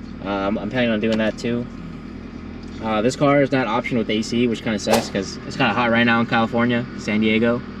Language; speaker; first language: English; native; English